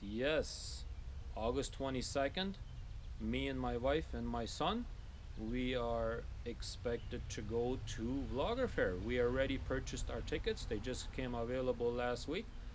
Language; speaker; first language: English; non-native, fluent; Low German